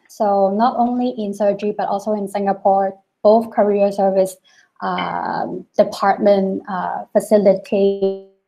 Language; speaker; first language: English; non-native, local second language; Cantonese